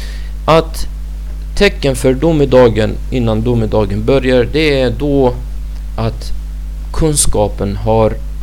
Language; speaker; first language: Swedish; non-native, fluent; Arabic